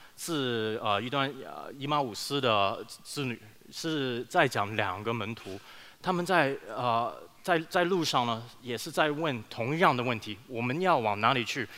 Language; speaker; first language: Chinese; early bilingual, heritage; Chinese